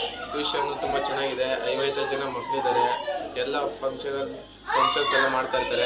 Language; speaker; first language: Kannada; native; Kannada